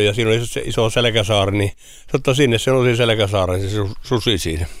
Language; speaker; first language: Finnish; native; Finnish